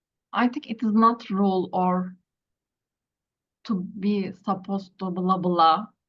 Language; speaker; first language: English; non-native, learner; Turkish